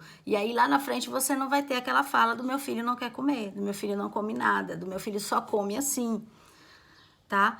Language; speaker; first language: Portuguese; native; Portuguese